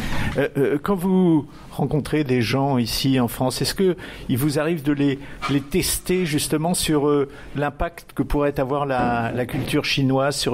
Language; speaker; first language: French; native; French